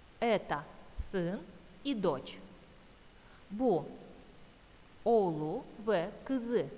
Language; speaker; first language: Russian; non-native, fluent; Turkish